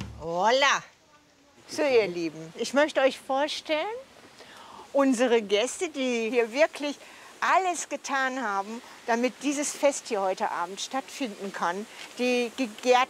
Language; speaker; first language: German; native; German